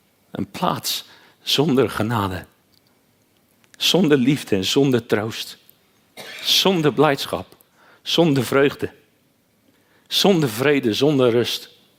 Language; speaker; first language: Dutch; native; Dutch